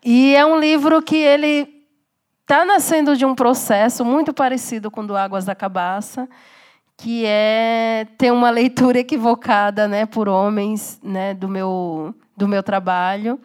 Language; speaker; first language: Portuguese; native; Portuguese